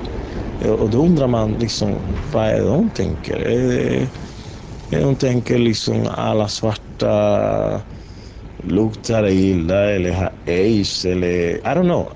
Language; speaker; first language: Swedish; native; Swedish